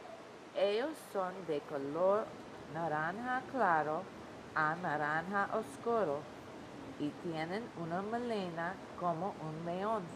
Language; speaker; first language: Spanish; non-native, learner; English